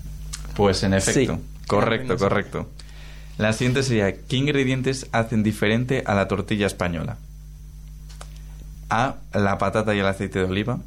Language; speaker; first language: Spanish; native; Spanish